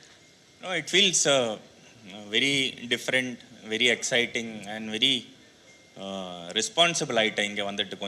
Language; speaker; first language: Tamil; non-native, local second language; Malayalam